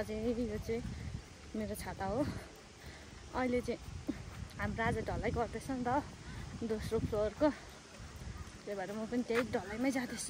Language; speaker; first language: Nepali; native; Nepali